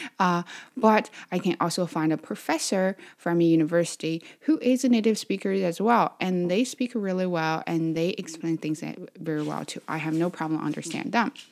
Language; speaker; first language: English; non-native, fluent; Chinese